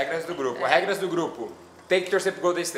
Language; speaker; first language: Portuguese; native; Portuguese